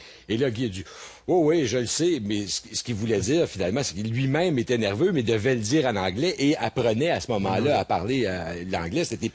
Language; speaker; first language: French; native; French